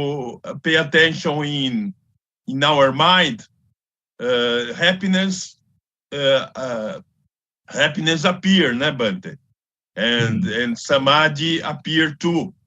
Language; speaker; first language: English; non-native, learner; Portuguese